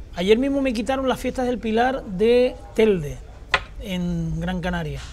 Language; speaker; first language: Spanish; native; Spanish